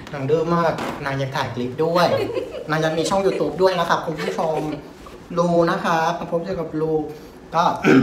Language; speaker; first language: Thai; non-native, fluent; Vietnamese